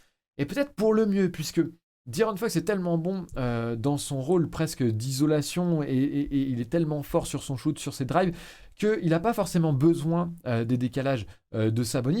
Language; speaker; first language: French; native; French